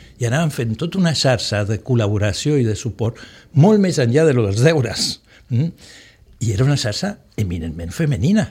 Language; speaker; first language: Catalan; native; Catalan